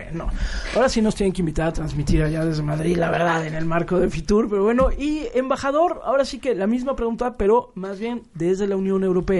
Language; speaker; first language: Spanish; native; Spanish